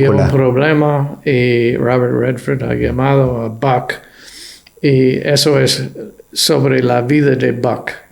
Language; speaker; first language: Spanish; non-native, fluent; English